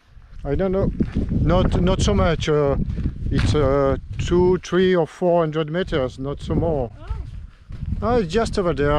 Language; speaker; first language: English; non-native, learner; French